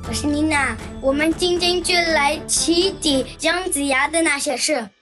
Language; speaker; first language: Chinese; native; Chinese